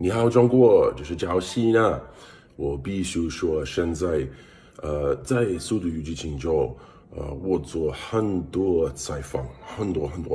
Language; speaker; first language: Chinese; non-native, learner; English